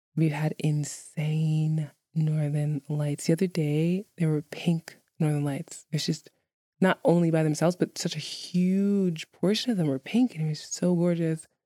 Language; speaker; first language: English; native; English